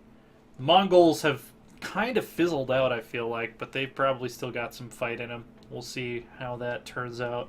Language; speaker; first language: English; native; English